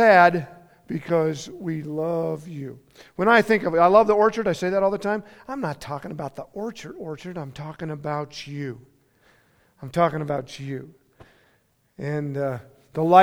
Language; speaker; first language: English; native; English